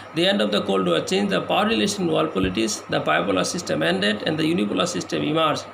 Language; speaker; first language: English; non-native, local second language; Assamese